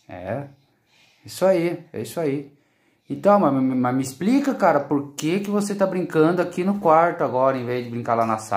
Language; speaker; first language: Portuguese; native; Portuguese